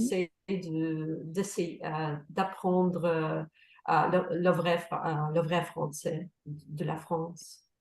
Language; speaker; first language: French; non-native, learner; Russian